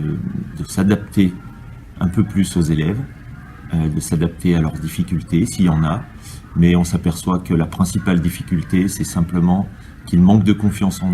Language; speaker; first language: French; native; French